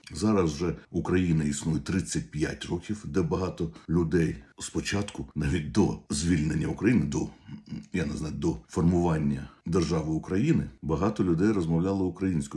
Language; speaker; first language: Ukrainian; non-native, local second language; Russian